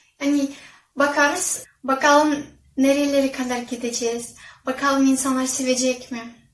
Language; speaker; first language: Turkish; non-native, fluent; Kazakh